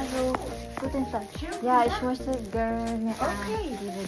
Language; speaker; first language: German; non-native, learner; Filipino